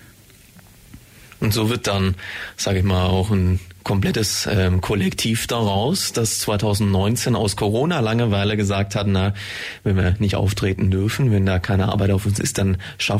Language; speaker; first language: German; native; German